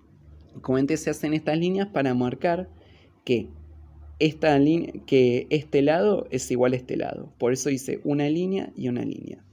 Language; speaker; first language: Spanish; native; Spanish